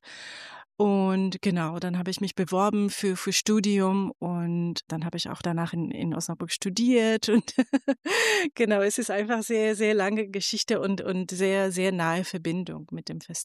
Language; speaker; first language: German; non-native, fluent; Persian